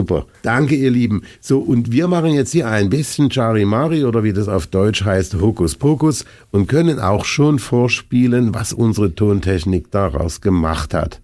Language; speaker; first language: German; native; German